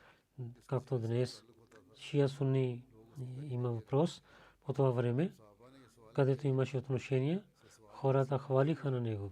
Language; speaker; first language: Bulgarian; non-native, learner; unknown